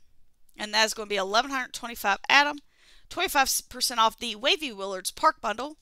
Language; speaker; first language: English; native; English